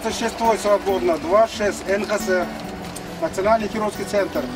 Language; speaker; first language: Russian; non-native, local second language; Kyrgyz